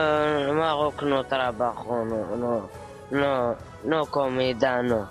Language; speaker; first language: Spanish; non-native, learner; Arabic